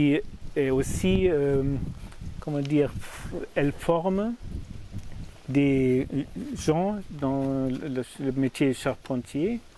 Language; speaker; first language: French; non-native, learner; German